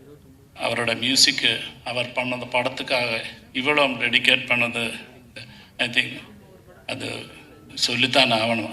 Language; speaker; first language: Tamil; non-native, learner; Malayalam